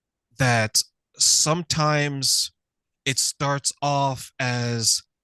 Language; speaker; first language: English; native; English